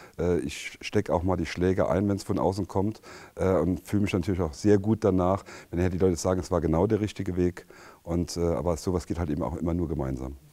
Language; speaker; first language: German; native; German